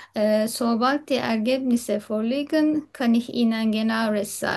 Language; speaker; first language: German; non-native, learner; Turkish